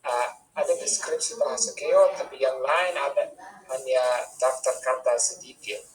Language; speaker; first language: Indonesian; non-native, fluent; English